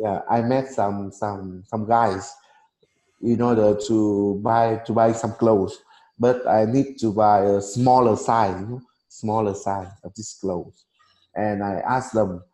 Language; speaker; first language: English; non-native, learner; Vietnamese